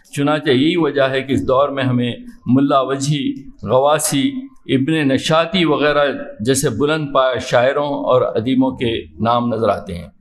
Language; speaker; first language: Urdu; native; Urdu